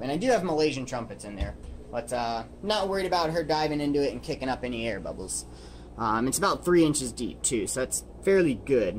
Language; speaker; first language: English; native; English